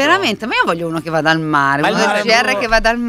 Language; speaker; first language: Italian; native; Italian